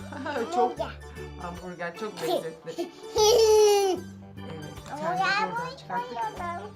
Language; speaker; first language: Turkish; native; Turkish